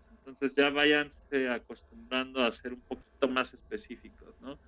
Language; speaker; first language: Spanish; native; Spanish